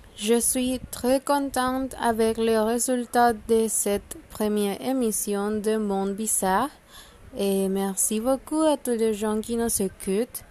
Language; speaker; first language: French; non-native, learner; Spanish